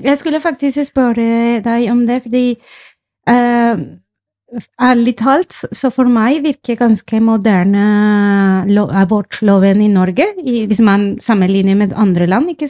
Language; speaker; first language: Norwegian; non-native, fluent; Spanish